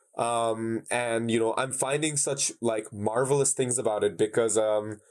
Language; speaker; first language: English; non-native, local second language; Bangla